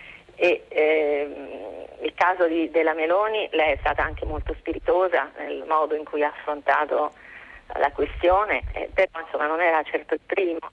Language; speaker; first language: Italian; native; Italian